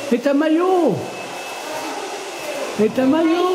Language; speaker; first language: Russian; non-native, learner; French